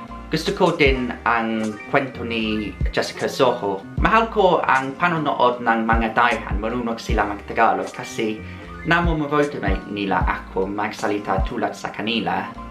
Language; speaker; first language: Filipino; non-native, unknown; English